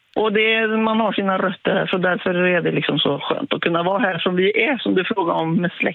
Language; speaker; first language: Swedish; native; Swedish